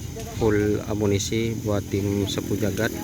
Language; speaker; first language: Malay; non-native, local second language; Madurese